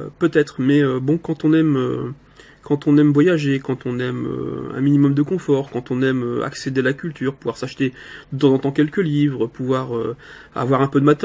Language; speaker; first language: French; native; French